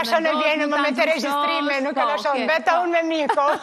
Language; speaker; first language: Albanian; non-native, learner; Portuguese